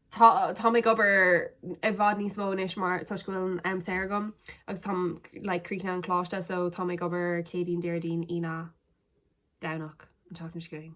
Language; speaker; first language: Irish; non-native, local second language; English